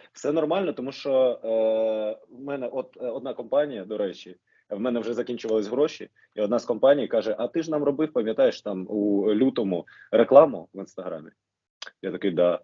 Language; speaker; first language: Ukrainian; non-native, local second language; Russian